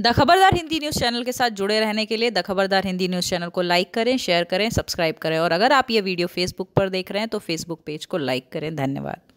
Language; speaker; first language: Hindi; native; Hindi